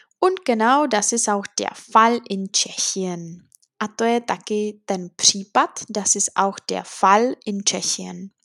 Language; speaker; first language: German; non-native, fluent; Czech